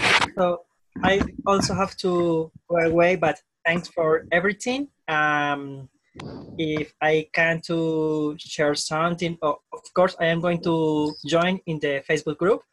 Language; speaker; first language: English; non-native, learner; Spanish